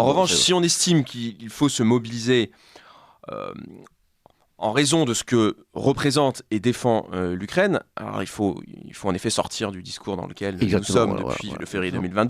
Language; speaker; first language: French; native; French